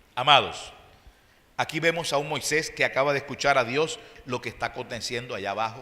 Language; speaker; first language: Spanish; native; Spanish